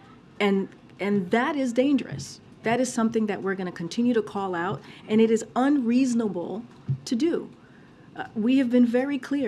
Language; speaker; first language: English; native; English